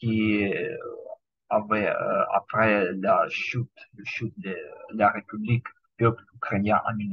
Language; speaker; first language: French; non-native, learner; Ukrainian